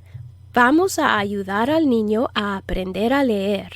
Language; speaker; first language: Spanish; non-native, fluent; English